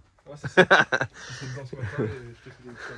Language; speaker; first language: French; native; French